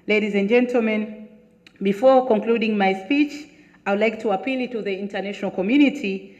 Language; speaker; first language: English; non-native, local second language; Swahili